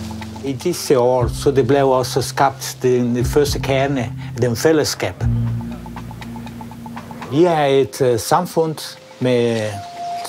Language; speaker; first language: Danish; non-native, fluent; Italian